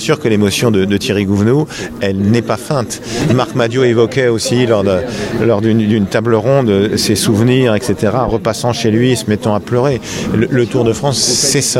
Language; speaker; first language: French; native; French